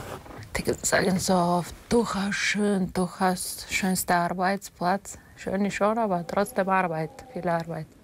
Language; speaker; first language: German; non-native, learner; Bulgarian